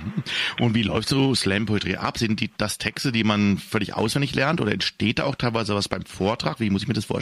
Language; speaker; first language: German; native; German